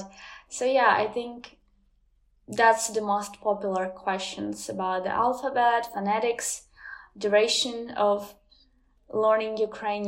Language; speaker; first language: English; non-native, fluent; Ukrainian